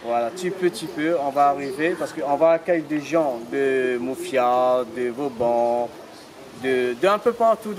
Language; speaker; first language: French; non-native, local second language; Réunion Creole French